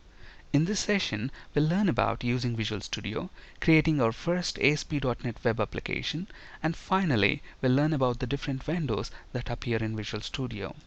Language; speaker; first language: English; non-native, local second language; Telugu